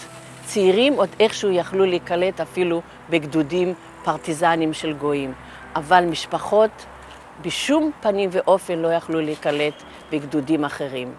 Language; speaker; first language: Hebrew; non-native, fluent; Yiddish